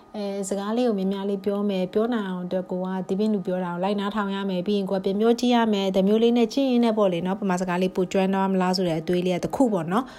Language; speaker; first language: Burmese; non-native, local second language; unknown